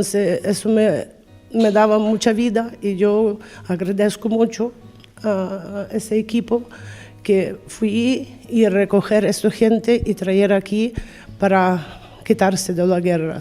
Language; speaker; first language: Spanish; non-native, learner; Ukrainian